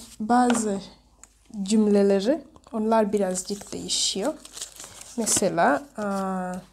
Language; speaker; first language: Turkish; non-native, learner; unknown